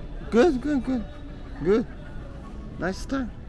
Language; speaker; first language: English; non-native, learner; Korean